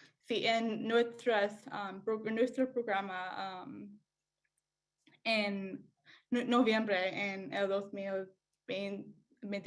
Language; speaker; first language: Spanish; non-native, learner; English